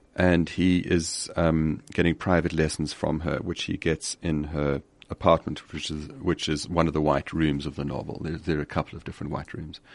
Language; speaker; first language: English; native; English